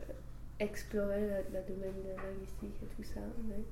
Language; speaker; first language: French; non-native, fluent; English